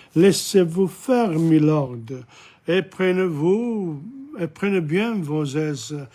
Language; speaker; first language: French; non-native, learner; English